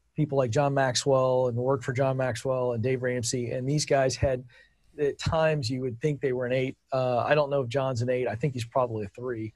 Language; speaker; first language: English; native; English